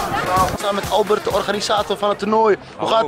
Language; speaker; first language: Dutch; native; Dutch